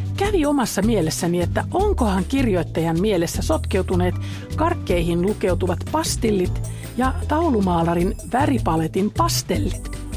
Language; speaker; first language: Finnish; native; Finnish